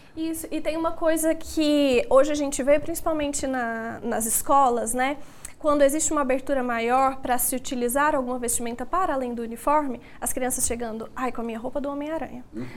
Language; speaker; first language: Portuguese; native; Portuguese